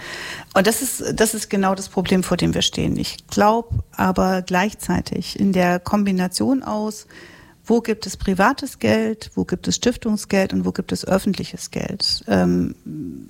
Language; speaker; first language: German; native; German